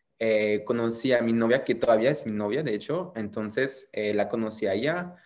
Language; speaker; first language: Spanish; non-native, fluent; French